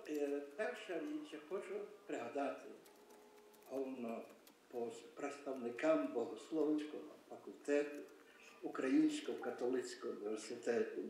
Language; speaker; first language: Ukrainian; early bilingual, heritage; Ukrainian